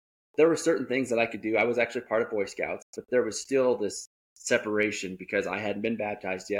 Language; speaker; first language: English; native; English